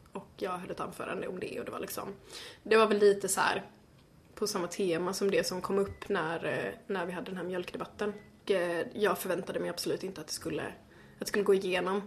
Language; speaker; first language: Swedish; native; Swedish